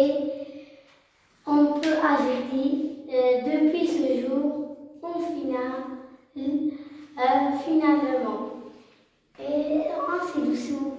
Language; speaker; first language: French; non-native, learner; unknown